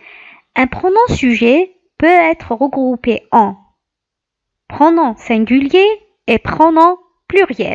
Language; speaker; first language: French; non-native, local second language; Arabic